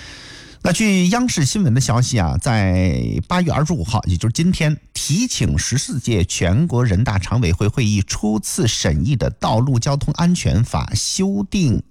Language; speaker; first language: Chinese; native; Chinese